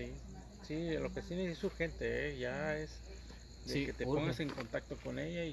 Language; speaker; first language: Spanish; native; Spanish